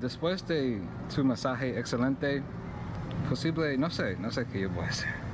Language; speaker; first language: Spanish; non-native, learner; English